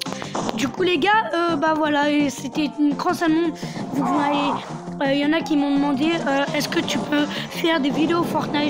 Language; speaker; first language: French; native; French